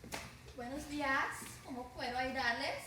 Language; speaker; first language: Spanish; non-native, learner; English